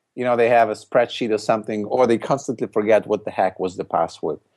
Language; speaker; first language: English; non-native, fluent; Polish